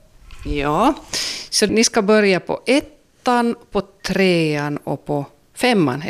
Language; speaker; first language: Swedish; native; Swedish